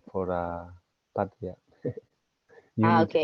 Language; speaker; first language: English; non-native, learner; Spanish